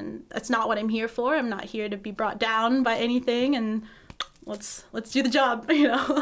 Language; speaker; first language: English; native; English